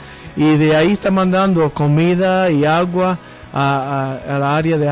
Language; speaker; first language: Spanish; early bilingual, heritage; Spanish